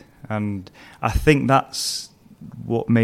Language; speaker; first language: English; native; English